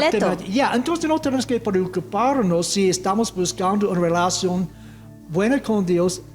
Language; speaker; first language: Spanish; non-native, fluent; English